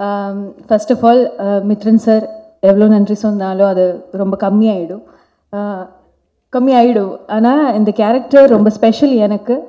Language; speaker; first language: Tamil; non-native, fluent; Malayalam